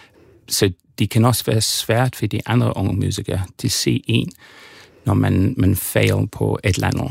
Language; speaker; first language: Danish; non-native, fluent; German